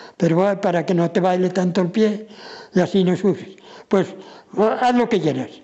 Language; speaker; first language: Spanish; non-native, local second language; Galician